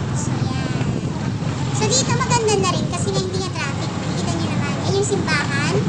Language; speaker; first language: Filipino; native; Filipino